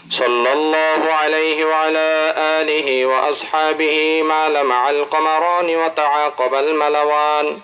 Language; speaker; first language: Arabic; non-native, fluent; Bangla